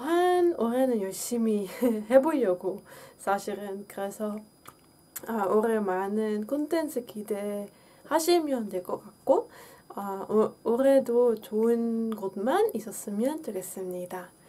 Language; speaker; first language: Korean; non-native, fluent; Dutch